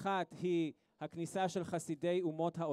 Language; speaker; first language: Hebrew; native; Hebrew